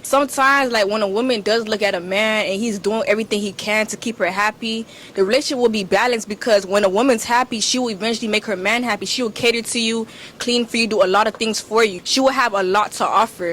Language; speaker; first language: English; native; English